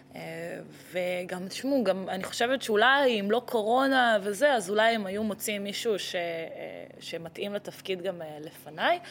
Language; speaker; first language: Hebrew; early bilingual, other home language; Russian